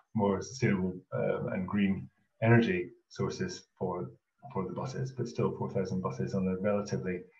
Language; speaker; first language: English; native; English